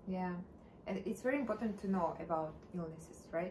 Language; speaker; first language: English; non-native, learner; Russian